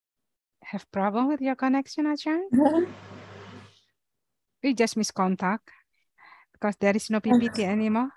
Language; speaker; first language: English; non-native, learner; Indonesian